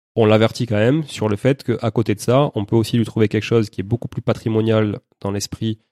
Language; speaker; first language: French; native; French